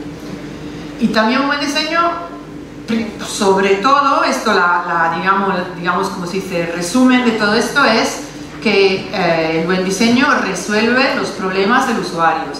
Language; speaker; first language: Spanish; non-native, fluent; Italian